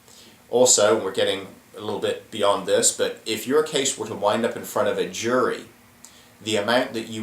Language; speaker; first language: English; native; English